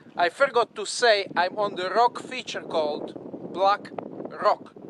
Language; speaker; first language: English; non-native, fluent; Czech